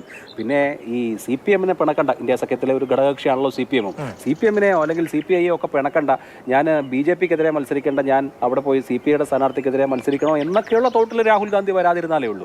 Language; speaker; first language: Malayalam; native; Malayalam